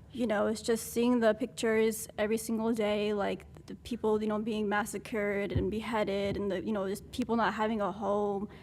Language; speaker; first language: English; early bilingual, other home language; Arabic